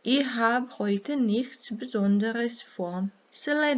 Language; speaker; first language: German; non-native, fluent; Serbian